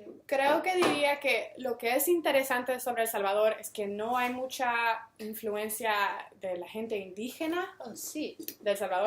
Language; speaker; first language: Spanish; non-native, local second language; English